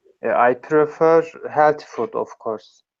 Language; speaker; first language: English; non-native, learner; Turkish